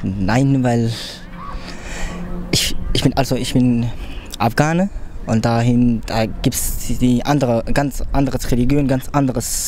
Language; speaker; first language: German; non-native, learner; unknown